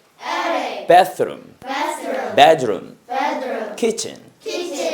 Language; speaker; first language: English; non-native, learner; Korean